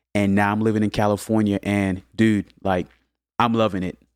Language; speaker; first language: English; early bilingual, other home language; Haitian Creole